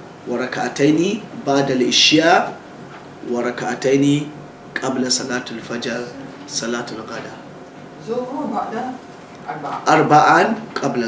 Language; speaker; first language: Arabic; non-native, fluent; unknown